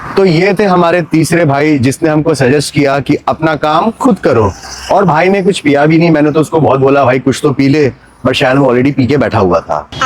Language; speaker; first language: Hindi; native; Hindi